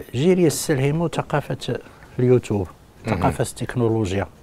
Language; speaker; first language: Arabic; non-native, local second language; Berber languages